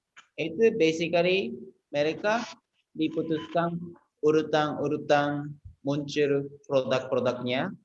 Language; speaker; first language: Indonesian; non-native, fluent; Japanese